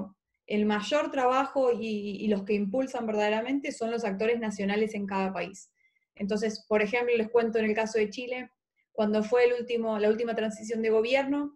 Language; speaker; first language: Spanish; native; Spanish